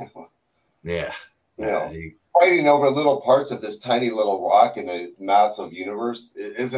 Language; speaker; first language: English; native; English